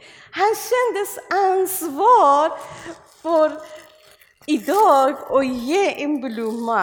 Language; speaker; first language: Swedish; non-native, learner; Persian